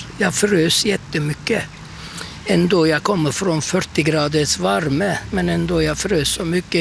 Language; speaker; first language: Swedish; non-native, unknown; Turkish